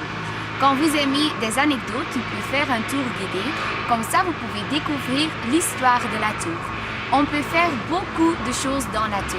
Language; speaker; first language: French; non-native, learner; Dutch